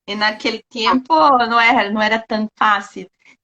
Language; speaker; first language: Spanish; non-native, learner; Portuguese